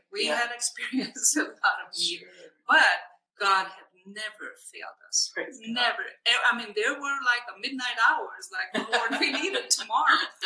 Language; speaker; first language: English; non-native, fluent; Hungarian